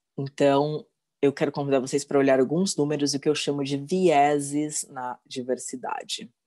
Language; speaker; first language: Portuguese; native; Portuguese